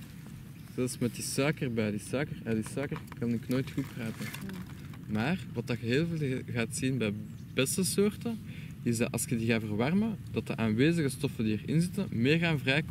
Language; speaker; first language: Dutch; native; Dutch